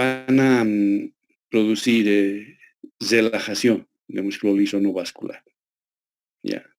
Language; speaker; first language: Spanish; native; Spanish